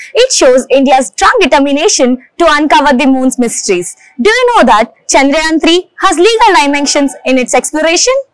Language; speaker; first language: English; non-native, local second language; Telugu